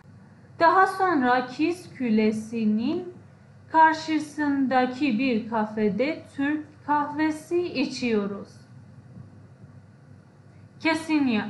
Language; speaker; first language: Turkish; non-native, fluent; Persian